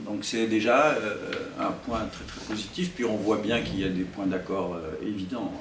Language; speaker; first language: French; native; French